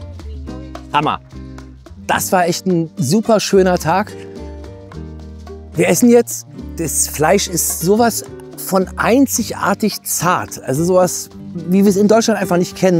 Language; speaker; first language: German; native; German